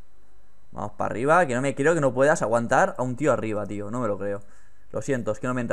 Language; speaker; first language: Spanish; native; Spanish